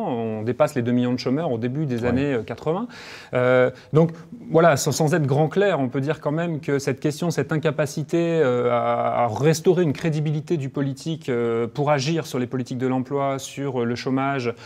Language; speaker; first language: French; native; French